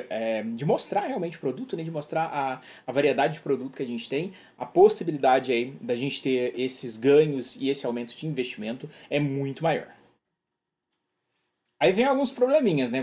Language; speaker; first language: Portuguese; native; Portuguese